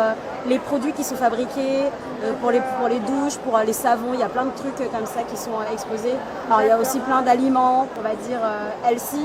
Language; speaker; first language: French; native; French